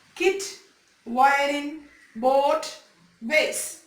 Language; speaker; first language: English; non-native, local second language; Malayalam